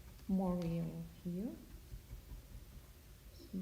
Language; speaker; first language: English; non-native, learner; Russian